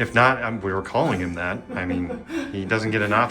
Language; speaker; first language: English; native; English